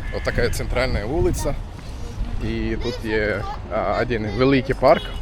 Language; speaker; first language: Ukrainian; non-native, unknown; Turkish